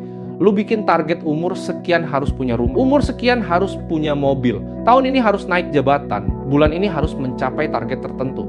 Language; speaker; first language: Indonesian; native; Indonesian